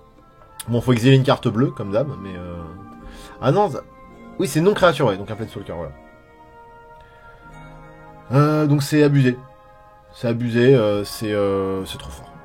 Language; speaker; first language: French; native; French